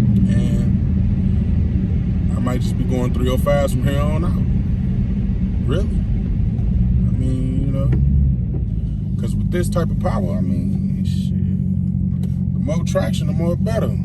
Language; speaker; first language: English; native; English